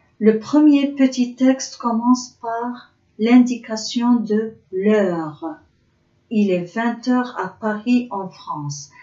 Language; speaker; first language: French; non-native, local second language; Arabic